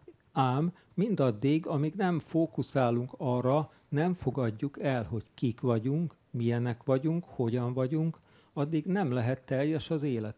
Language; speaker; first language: Hungarian; native; Hungarian